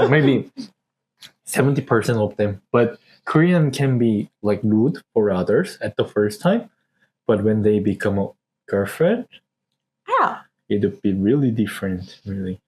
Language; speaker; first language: English; non-native, learner; Korean